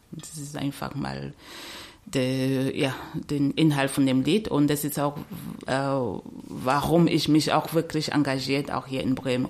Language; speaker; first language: German; non-native, fluent; French